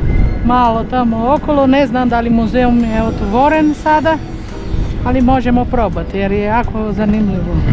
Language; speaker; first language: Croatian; non-native, learner; Portuguese